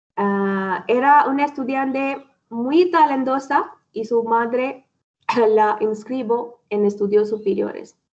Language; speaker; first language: Spanish; non-native, learner; Malayalam